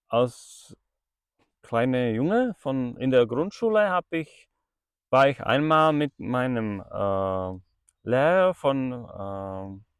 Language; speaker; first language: German; non-native, fluent; Czech